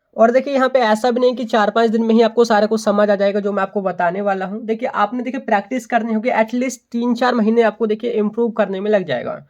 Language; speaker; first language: Hindi; native; Hindi